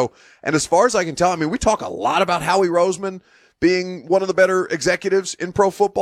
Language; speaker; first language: English; native; English